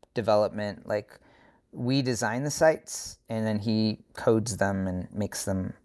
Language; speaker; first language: English; native; English